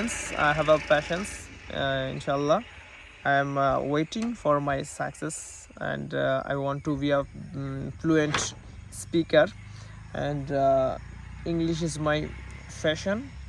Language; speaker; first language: English; non-native, learner; Bangla